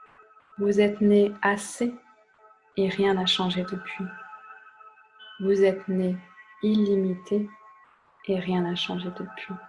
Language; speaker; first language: French; native; French